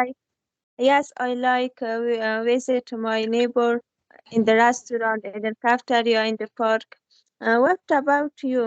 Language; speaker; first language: English; non-native, learner; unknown